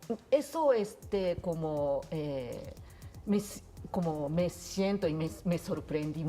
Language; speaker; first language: Spanish; non-native, learner; Japanese